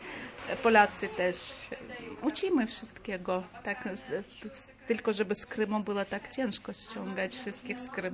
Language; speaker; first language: Polish; non-native, fluent; Crimean Tatar